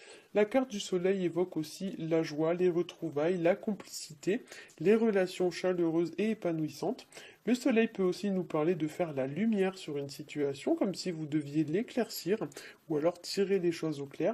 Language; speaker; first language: French; native; French